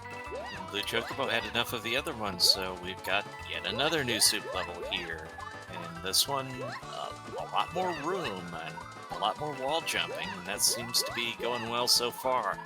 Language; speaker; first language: English; native; English